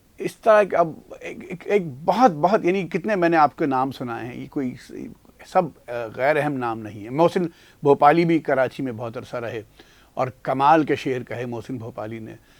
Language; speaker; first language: Urdu; native; Urdu